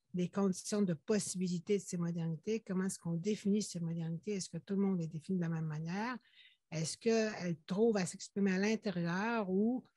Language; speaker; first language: French; native; French